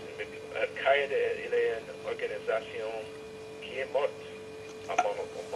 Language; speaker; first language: French; non-native, learner; English